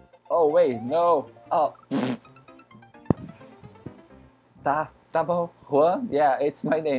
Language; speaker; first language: English; non-native, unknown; Portuguese